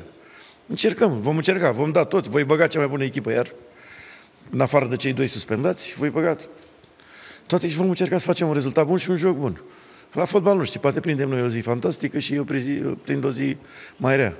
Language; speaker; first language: Romanian; native; Romanian